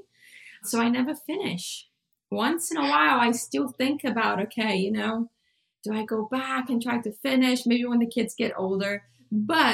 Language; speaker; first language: English; non-native, fluent; Portuguese